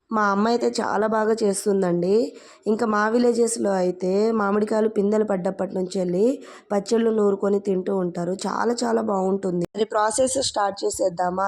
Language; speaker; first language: Telugu; non-native, local second language; Lambadi